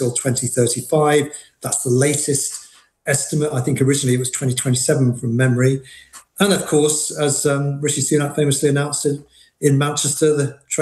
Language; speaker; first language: English; native; English